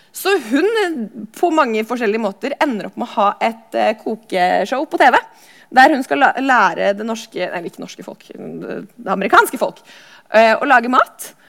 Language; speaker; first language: Norwegian; native; Norwegian